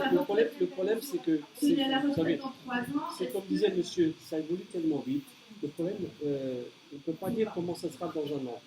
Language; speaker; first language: French; native; French